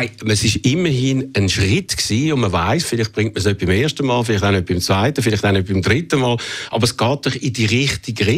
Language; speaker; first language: German; native; German